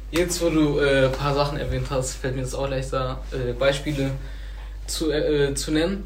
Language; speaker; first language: German; early bilingual, other home language; Arabic